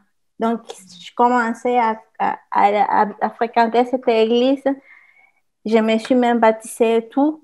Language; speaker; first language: French; non-native, fluent; Spanish